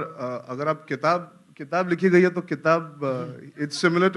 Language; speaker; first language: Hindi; native; Hindi